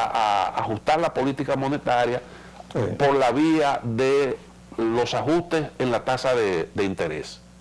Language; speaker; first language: Spanish; native; Spanish